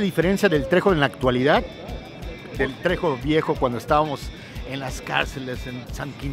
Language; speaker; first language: Spanish; native; Spanish